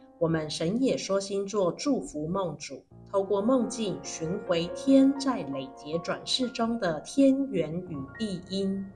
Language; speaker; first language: Chinese; native; Chinese